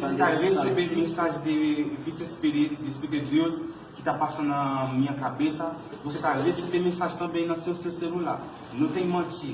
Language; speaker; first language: Portuguese; non-native, learner; Haitian Creole